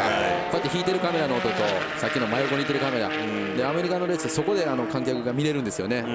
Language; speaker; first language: Japanese; native; Japanese